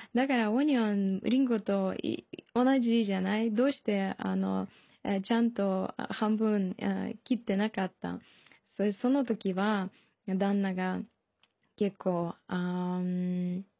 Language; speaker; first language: Japanese; non-native, learner; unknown